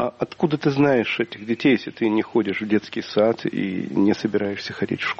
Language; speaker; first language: Russian; native; Russian